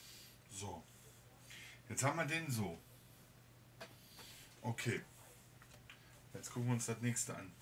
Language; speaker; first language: German; native; German